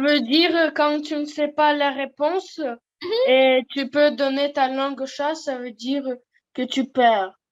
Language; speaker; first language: French; non-native, learner; Russian